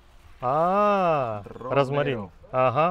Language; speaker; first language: Spanish; non-native, learner; Russian